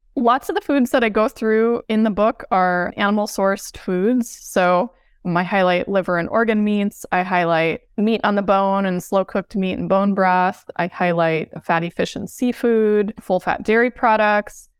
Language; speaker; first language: English; native; English